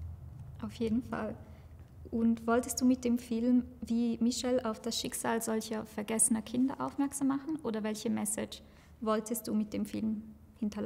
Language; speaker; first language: German; native; German